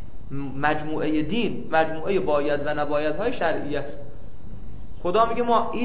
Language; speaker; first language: Persian; native; Persian